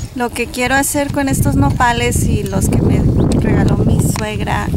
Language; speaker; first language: Spanish; early bilingual, heritage; Spanish